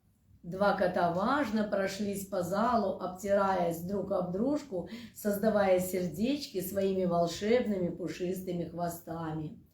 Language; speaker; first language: Russian; native; Russian